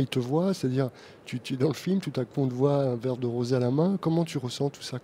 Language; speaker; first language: French; native; French